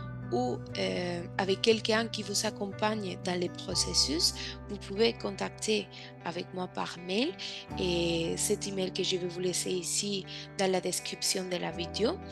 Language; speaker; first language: French; non-native, fluent; Spanish